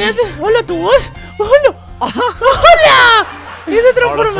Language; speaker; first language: Spanish; native; Spanish